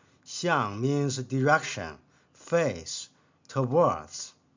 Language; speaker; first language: English; non-native, fluent; Chinese